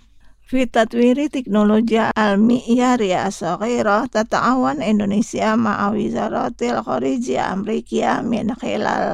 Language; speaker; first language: Arabic; non-native, fluent; Indonesian